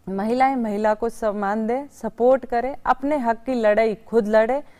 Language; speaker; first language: Hindi; native; Hindi